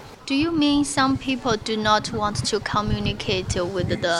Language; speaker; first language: English; non-native, fluent; Chinese